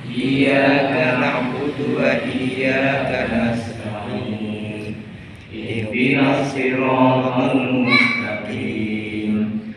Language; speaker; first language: Indonesian; non-native, local second language; Javanese